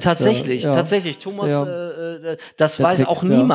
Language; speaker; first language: German; native; German